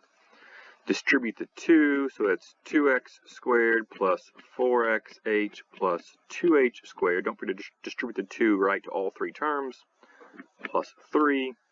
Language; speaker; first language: English; native; English